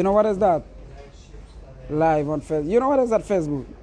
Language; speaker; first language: English; non-native, learner; Haitian Creole